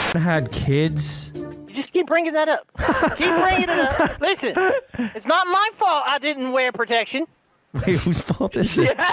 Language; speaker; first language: English; native; English